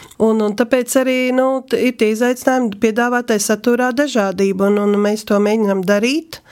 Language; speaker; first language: Latvian; native; Latvian